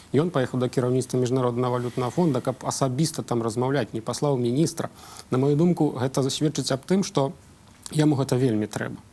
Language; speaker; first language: Belarusian; non-native, local second language; Russian